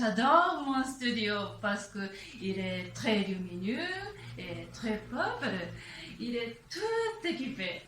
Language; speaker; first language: French; non-native, learner; Japanese